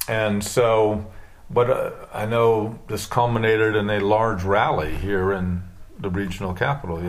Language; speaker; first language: English; native; English